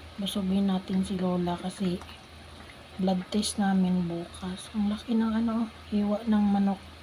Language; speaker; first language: Filipino; non-native, local second language; Cebuano